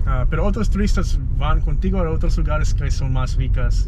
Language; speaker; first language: Spanish; non-native, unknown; English